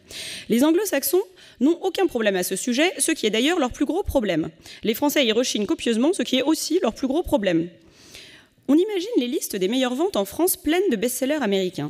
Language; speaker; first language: French; native; French